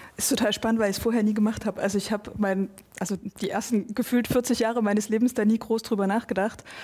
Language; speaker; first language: German; native; German